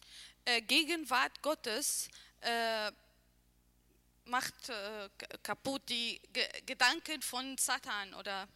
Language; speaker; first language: German; non-native, learner; Arabic